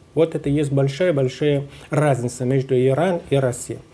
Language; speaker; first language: Russian; non-native, fluent; Persian